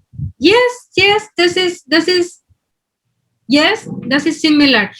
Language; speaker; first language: English; non-native, learner; Spanish